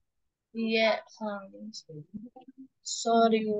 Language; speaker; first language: Japanese; non-native, learner; Filipino